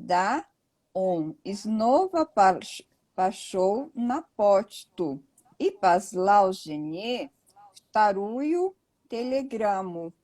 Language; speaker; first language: Russian; non-native, learner; Portuguese